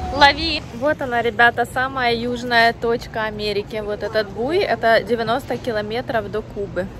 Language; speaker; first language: Russian; native; Russian